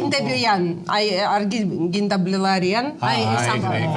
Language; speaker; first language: Georgian; non-native, fluent; Russian